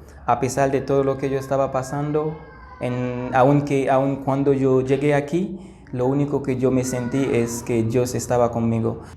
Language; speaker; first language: Spanish; non-native, learner; Haitian Creole